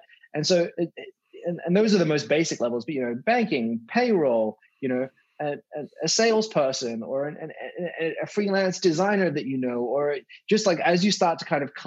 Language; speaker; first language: English; native; English